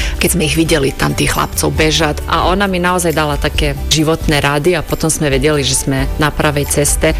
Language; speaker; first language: Slovak; non-native, fluent; Croatian